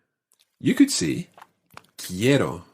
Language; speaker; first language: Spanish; non-native, fluent; English